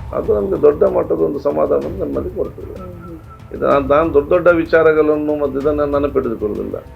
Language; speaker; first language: Kannada; non-native, local second language; Urdu